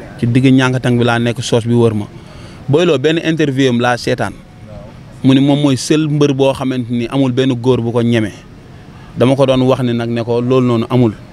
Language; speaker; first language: Wolof; non-native, local second language; Jola-Fonyi